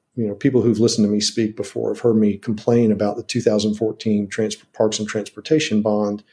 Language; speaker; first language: English; native; English